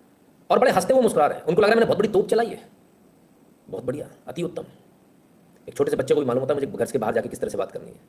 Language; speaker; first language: Hindi; native; Hindi